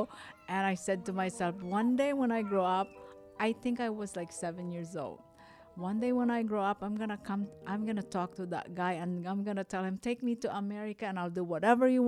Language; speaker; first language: English; non-native, local second language; Hiligaynon